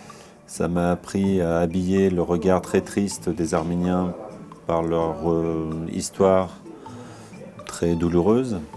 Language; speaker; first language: French; early bilingual, other home language; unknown